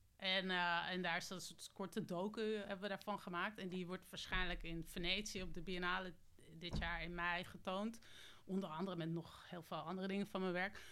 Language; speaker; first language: Dutch; native; Dutch